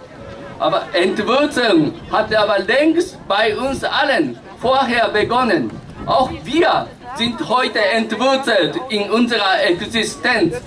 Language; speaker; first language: German; non-native, fluent; Japanese